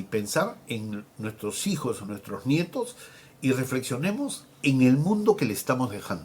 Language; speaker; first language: Spanish; native; Spanish